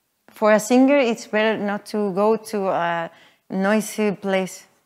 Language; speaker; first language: English; non-native, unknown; Spanish